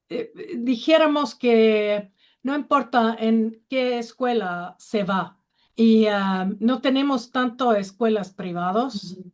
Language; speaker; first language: Spanish; non-native, learner; Finnish